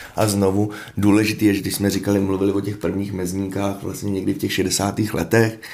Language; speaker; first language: Czech; native; Czech